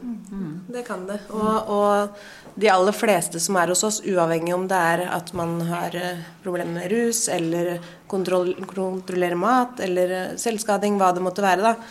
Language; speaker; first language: Norwegian; native; Norwegian